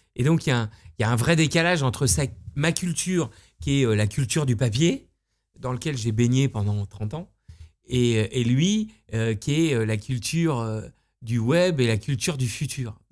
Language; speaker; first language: French; native; French